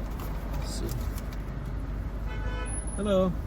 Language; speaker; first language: English; native; English